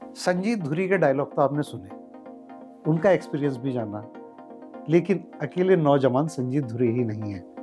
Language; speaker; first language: Hindi; native; Hindi